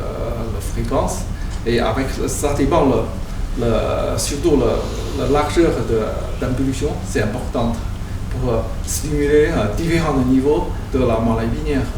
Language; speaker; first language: French; non-native, learner; Chinese